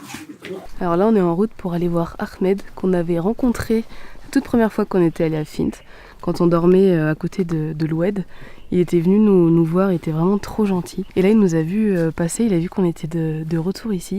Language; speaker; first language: French; native; French